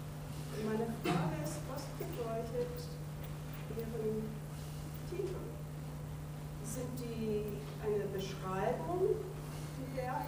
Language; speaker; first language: German; non-native, fluent; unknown